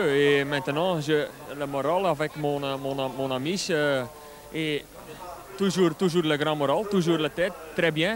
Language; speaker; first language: French; non-native, learner; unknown